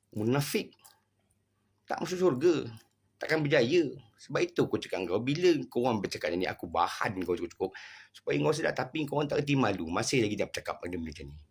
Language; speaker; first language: Malay; native; Malay